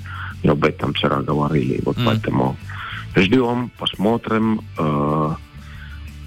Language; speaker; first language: Russian; non-native, fluent; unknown